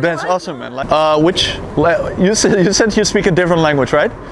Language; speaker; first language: English; non-native, fluent; Dutch